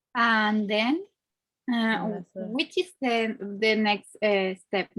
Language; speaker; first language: English; non-native, learner; Spanish